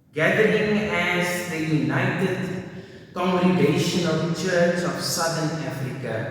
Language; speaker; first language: English; non-native, local second language; Afrikaans